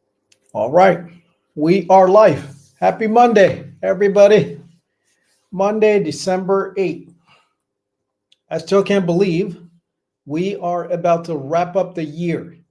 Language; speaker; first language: English; non-native, fluent; French